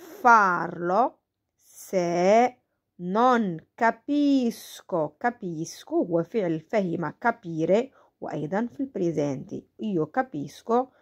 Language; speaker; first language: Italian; non-native, learner; Arabic